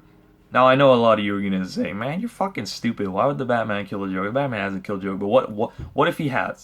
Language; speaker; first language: English; native; English